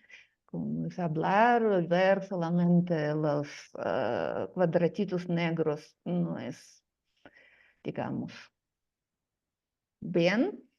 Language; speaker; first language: Spanish; non-native, fluent; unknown